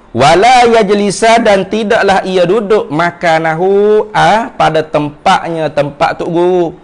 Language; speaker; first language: Malay; native; Malay